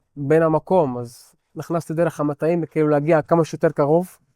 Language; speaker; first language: Hebrew; non-native, local second language; Arabic